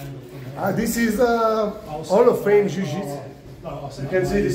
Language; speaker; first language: English; non-native, fluent; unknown